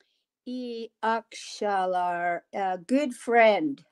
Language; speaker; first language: Turkish; non-native, learner; English